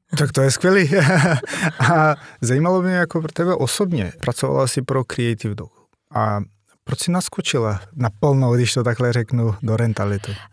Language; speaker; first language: Czech; non-native, fluent; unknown